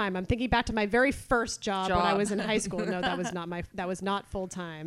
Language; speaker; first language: English; native; English